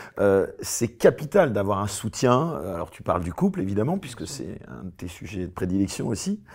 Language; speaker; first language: French; native; French